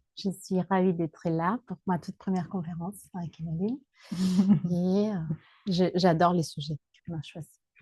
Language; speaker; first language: French; non-native, fluent; Spanish